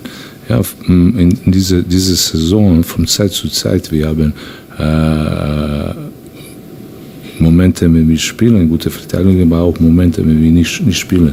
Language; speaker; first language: German; non-native, learner; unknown